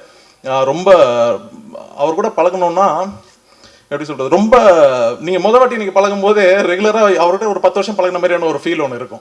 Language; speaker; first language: Tamil; native; Tamil